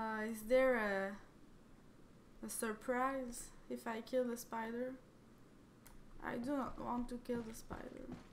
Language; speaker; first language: English; non-native, learner; French